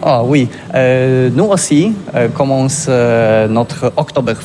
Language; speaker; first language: French; non-native, learner; Polish